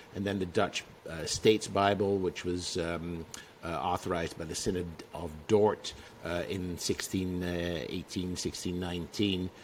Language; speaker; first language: English; non-native, fluent; Dutch